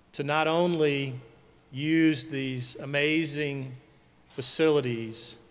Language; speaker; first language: English; native; English